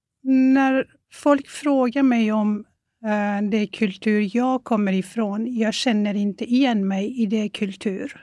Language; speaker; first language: Swedish; non-native, fluent; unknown